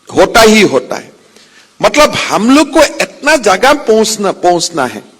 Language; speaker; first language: Hindi; non-native, local second language; Assamese